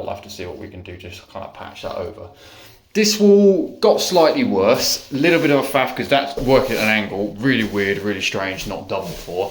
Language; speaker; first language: English; native; English